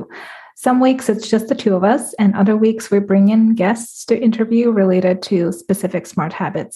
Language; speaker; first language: English; non-native, fluent; Russian